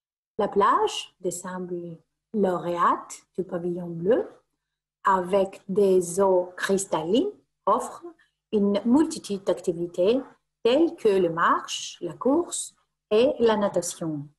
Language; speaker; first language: French; non-native, fluent; Greek